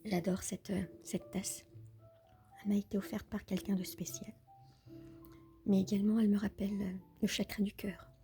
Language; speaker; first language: French; native; French